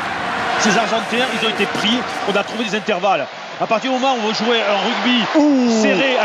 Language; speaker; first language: French; native; French